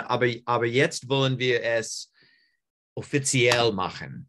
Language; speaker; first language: German; non-native, learner; English